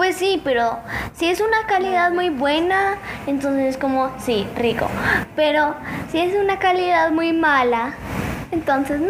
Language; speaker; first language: Spanish; early bilingual, heritage; Spanish